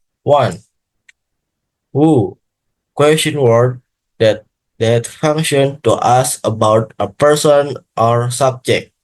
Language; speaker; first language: English; non-native, learner; Indonesian